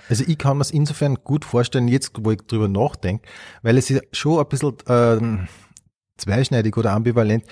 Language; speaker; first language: German; native; German